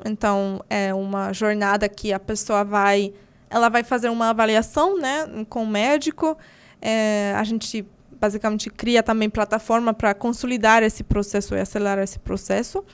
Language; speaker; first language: Portuguese; non-native, fluent; Polish